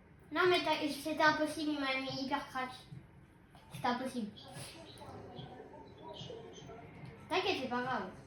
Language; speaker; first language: French; native; French